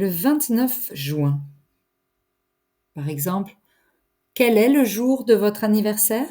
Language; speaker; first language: French; native; French